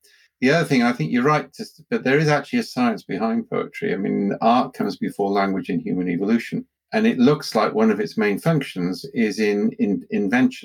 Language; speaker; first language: English; native; English